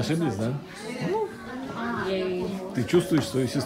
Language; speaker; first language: Russian; native; Russian